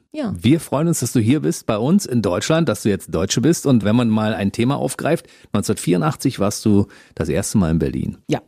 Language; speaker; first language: German; native; German